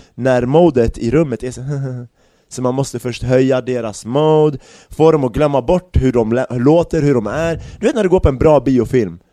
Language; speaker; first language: Swedish; native; Swedish